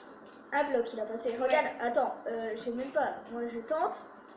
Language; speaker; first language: French; native; French